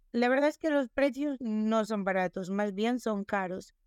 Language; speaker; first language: Spanish; non-native, local second language; Galician